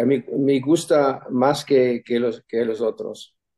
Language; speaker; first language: Spanish; non-native, fluent; German